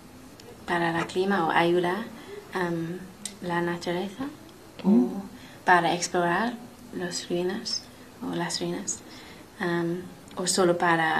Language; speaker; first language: Spanish; non-native, learner; English